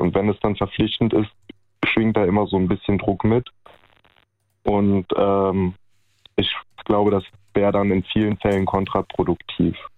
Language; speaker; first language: German; native; German